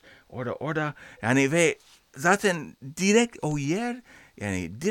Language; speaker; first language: Turkish; non-native, learner; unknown